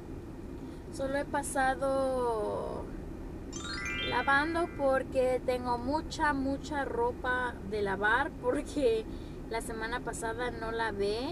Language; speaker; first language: Spanish; early bilingual, heritage; Spanish